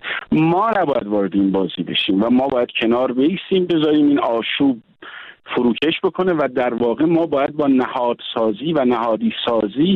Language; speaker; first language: Persian; native; Persian